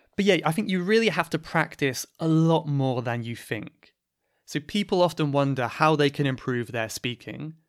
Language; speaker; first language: English; native; English